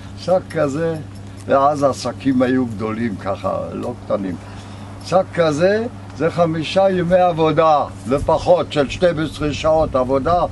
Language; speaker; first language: Hebrew; non-native, fluent; German